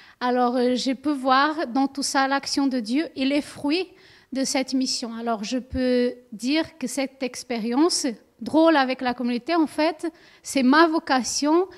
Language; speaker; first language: French; non-native, fluent; Portuguese